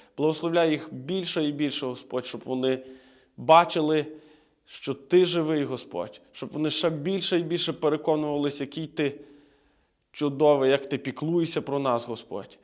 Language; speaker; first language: Ukrainian; native; Ukrainian